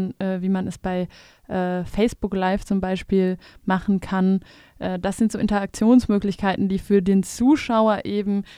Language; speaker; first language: German; native; German